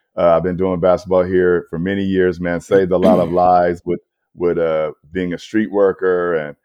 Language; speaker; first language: English; native; English